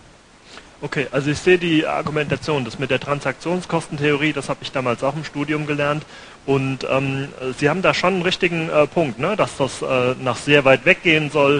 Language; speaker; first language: German; native; German